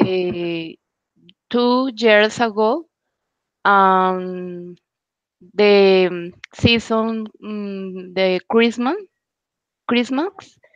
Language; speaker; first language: English; non-native, learner; Spanish